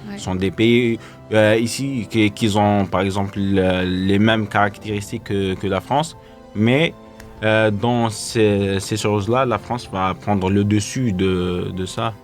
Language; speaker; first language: French; non-native, local second language; Kabyle